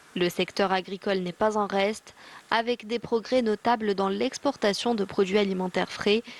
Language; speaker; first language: French; non-native, local second language; Arabic